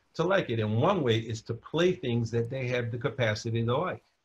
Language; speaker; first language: English; native; English